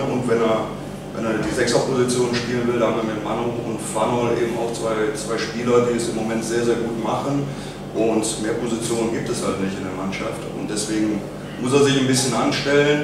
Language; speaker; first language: German; native; German